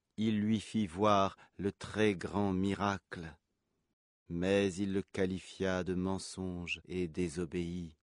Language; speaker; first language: French; native; French